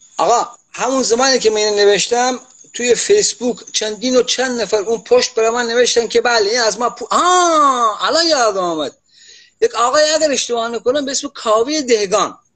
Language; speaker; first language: Persian; non-native, local second language; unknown